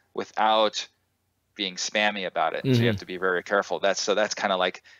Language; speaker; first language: English; native; English